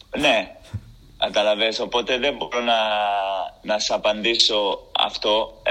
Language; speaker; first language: Greek; non-native, fluent; Portuguese